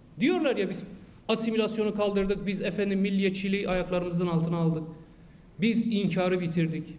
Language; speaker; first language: Turkish; non-native, local second language; Kurdish